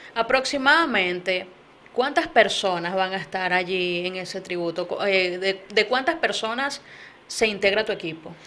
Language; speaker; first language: Spanish; native; Spanish